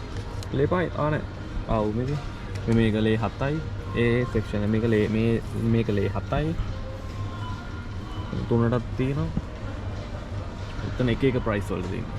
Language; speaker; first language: Sinhala; native; Sinhala